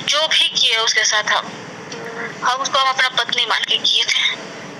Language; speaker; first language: Hindi; native; Hindi